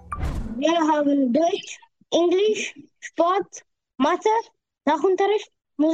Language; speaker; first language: German; non-native, learner; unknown